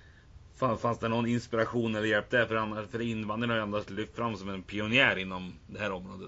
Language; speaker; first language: Swedish; native; Swedish